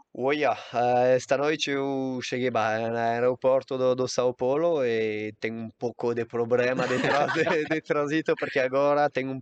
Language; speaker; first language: Portuguese; non-native, learner; French